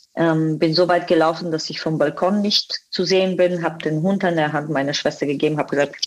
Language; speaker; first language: German; non-native, fluent; Bulgarian